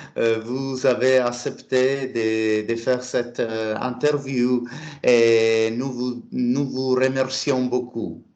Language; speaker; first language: French; non-native, learner; Italian